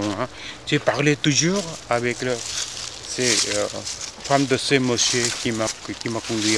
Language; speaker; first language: French; non-native, fluent; Korean